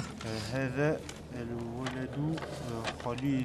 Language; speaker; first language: Arabic; non-native, learner; French